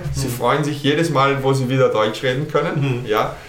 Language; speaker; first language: German; early bilingual, heritage; German